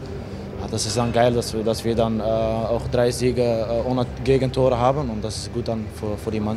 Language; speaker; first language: German; non-native, fluent; Dutch